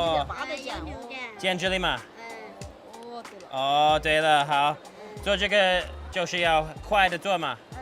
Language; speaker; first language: Chinese; non-native, learner; English